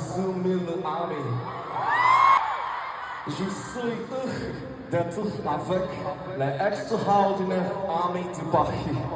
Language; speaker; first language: French; non-native, learner; Korean